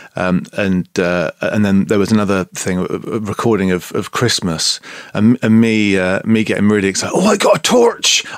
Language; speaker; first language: English; native; English